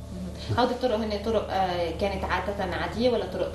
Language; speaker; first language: Arabic; native; Arabic